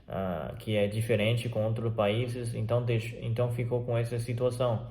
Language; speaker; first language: Portuguese; non-native, learner; Chinese